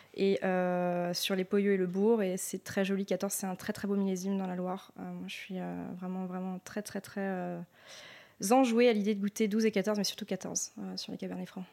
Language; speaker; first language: French; native; French